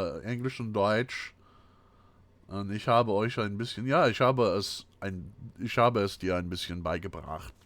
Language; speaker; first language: German; non-native, fluent; English